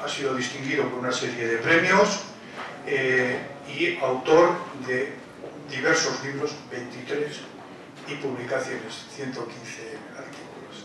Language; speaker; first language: Spanish; native; Spanish